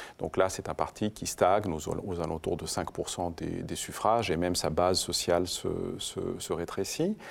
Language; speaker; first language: French; non-native, fluent; Greek